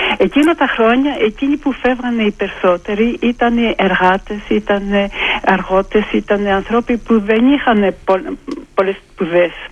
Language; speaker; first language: Greek; early bilingual, heritage; Greek